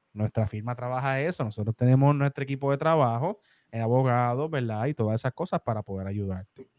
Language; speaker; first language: Spanish; native; Spanish